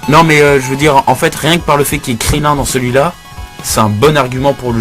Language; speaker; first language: French; native; French